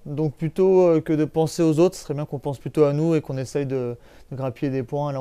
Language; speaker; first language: French; native; French